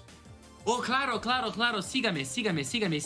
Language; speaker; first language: Spanish; non-native, learner; Portuguese